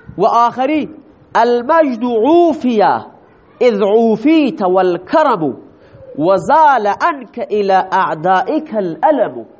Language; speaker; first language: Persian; non-native, local second language; Baluchi